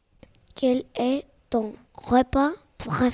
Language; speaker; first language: French; non-native, learner; Spanish